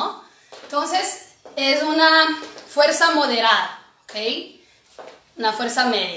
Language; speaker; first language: Spanish; non-native, fluent; Portuguese